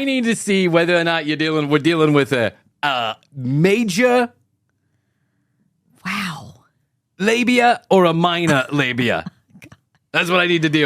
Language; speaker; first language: English; native; English